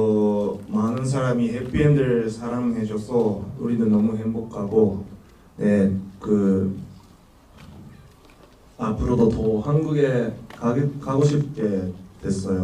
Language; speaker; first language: Korean; non-native, learner; Japanese